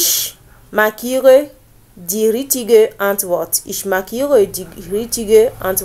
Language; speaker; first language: German; non-native, learner; French